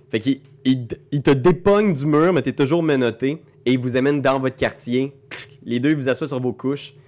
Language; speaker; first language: French; native; French